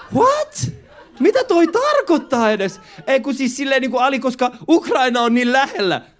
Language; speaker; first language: Finnish; early bilingual, other home language; Persian